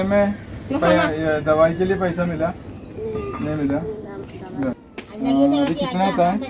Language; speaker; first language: Hindi; non-native, local second language; Malayalam